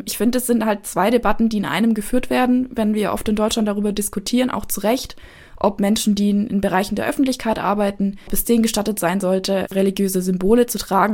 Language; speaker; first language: German; native; German